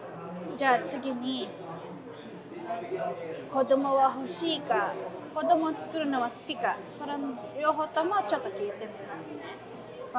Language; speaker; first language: Japanese; non-native, fluent; Filipino